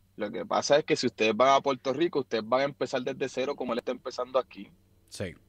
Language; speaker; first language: Spanish; native; Spanish